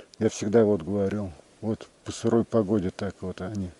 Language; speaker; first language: Russian; native; Russian